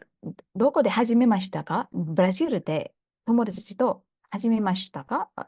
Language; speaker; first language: Japanese; non-native, learner; Thai